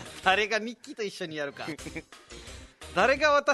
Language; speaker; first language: Japanese; non-native, fluent; Nepali